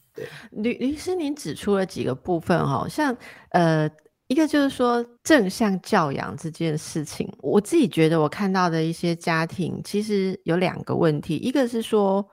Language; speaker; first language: Chinese; native; Chinese